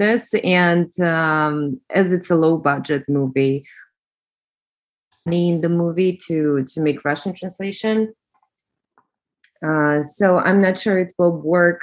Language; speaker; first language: English; non-native, fluent; Russian